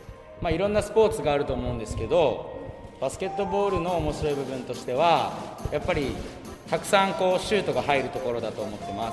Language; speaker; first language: Japanese; native; Japanese